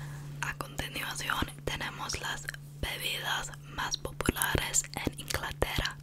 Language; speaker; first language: Spanish; non-native, learner; English